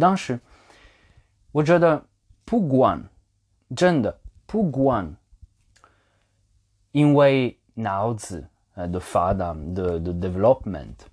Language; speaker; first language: Chinese; non-native, fluent; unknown